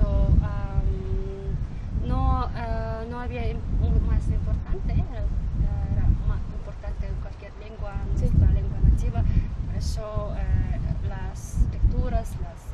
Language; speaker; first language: Spanish; non-native, learner; Kazakh